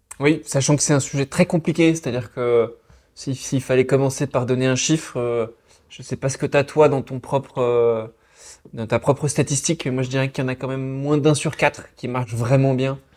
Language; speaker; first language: French; native; French